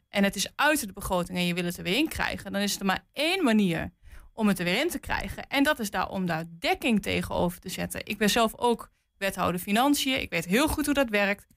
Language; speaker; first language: Dutch; native; Dutch